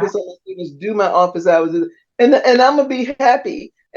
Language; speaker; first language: English; native; English